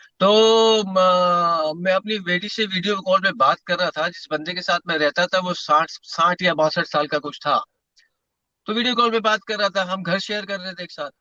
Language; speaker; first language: Urdu; native; Urdu